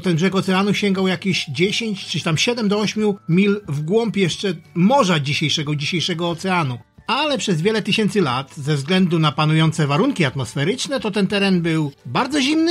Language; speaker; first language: Polish; native; Polish